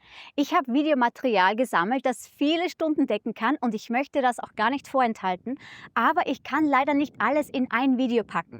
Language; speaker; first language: German; native; German